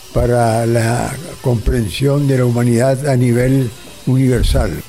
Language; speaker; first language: Spanish; native; Spanish